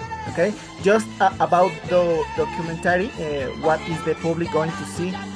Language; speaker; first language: English; non-native, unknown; Spanish